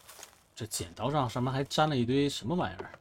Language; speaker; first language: Chinese; native; Chinese